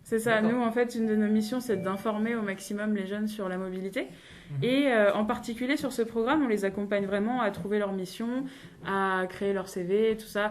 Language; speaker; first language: French; native; French